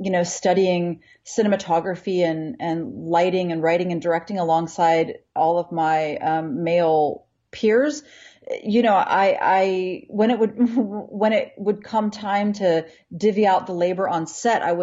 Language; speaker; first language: English; native; English